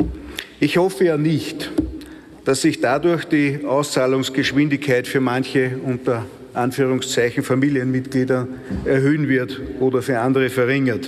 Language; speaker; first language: German; native; German